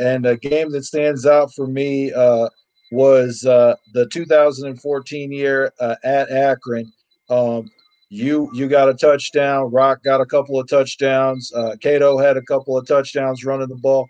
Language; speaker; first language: English; native; English